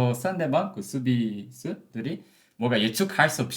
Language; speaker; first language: Korean; non-native, learner; Portuguese